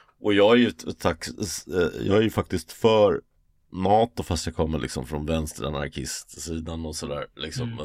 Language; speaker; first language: Swedish; native; Swedish